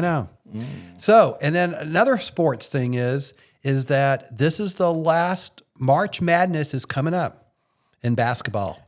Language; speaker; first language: English; native; English